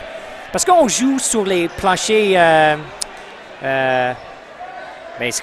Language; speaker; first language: French; non-native, local second language; English